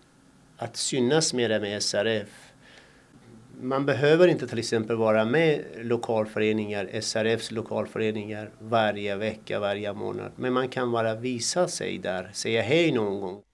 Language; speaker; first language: Swedish; non-native, fluent; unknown